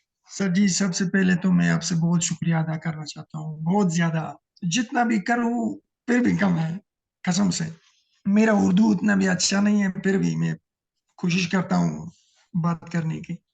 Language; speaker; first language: Hindi; non-native, learner; Pashto